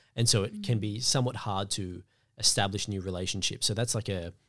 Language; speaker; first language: English; native; English